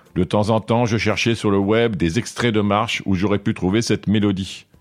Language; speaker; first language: French; non-native, fluent; Portuguese